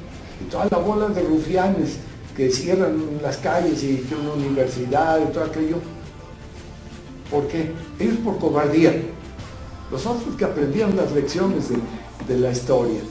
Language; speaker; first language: Spanish; native; Spanish